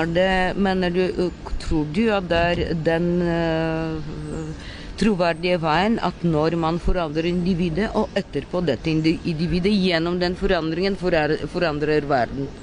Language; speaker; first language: Norwegian; non-native, fluent; Bulgarian